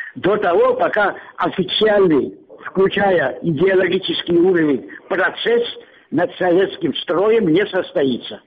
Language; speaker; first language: Russian; non-native, local second language; Georgian